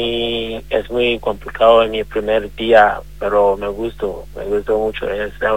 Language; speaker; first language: Spanish; non-native, learner; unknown